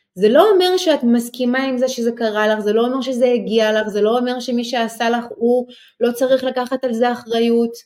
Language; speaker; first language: Hebrew; early bilingual, other home language; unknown